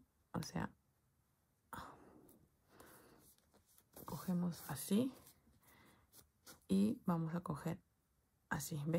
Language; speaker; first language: Spanish; native; Spanish